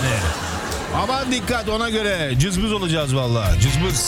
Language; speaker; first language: Turkish; native; Turkish